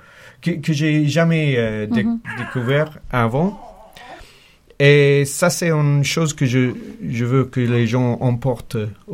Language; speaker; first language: French; non-native, fluent; English